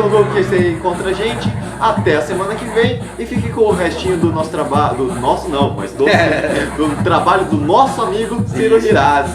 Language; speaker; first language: Portuguese; native; Portuguese